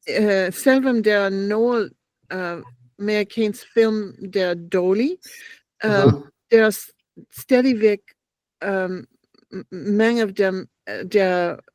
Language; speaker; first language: Danish; non-native, learner; English